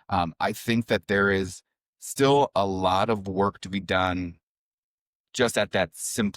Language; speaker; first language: English; native; English